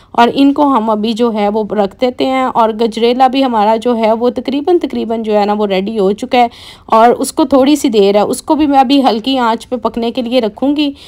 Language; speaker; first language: Urdu; native; Urdu